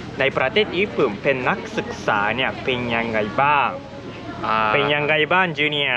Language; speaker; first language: Thai; non-native, fluent; Japanese